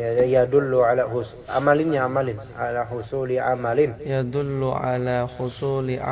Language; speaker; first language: Arabic; non-native, fluent; Indonesian